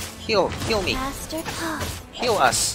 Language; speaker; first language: English; native; English